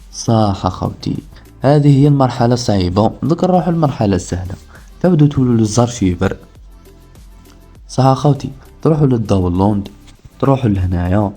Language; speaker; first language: Arabic; native; Arabic